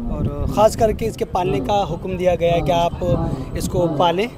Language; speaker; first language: Hindi; native; Hindi